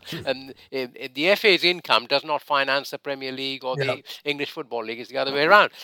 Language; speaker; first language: English; non-native, local second language; Bangla